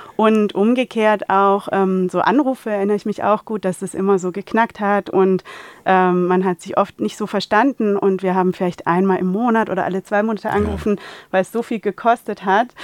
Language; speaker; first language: German; native; German